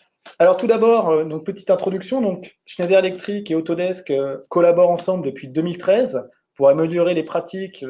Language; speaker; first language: French; native; French